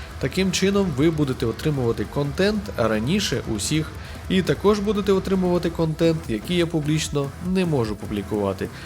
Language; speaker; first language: Ukrainian; native; Ukrainian